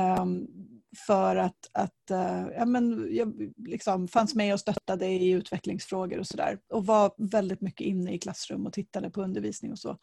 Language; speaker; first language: Swedish; native; Swedish